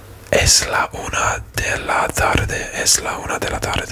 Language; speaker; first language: Spanish; non-native, learner; English